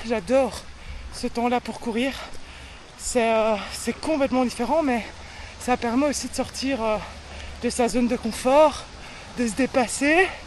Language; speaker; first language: French; native; French